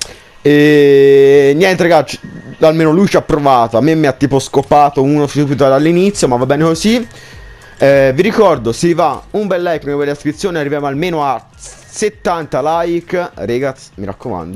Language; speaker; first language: Italian; native; Italian